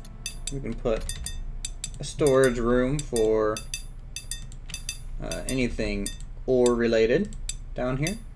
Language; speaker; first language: English; native; English